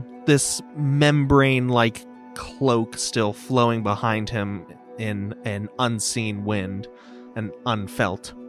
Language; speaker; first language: English; native; English